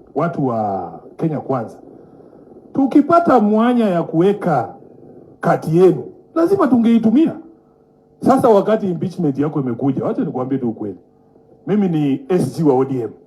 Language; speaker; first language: Swahili; non-native, local second language; Luyia